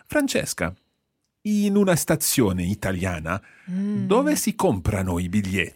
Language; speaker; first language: Italian; non-native, fluent; English